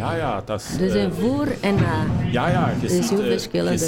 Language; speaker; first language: Dutch; non-native, learner; Portuguese